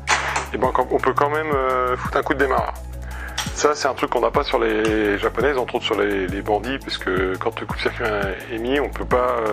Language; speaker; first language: French; native; French